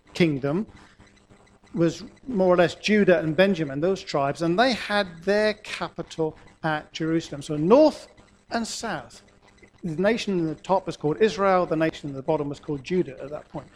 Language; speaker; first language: English; native; English